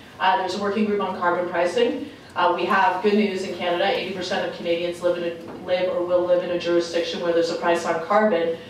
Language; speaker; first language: English; native; English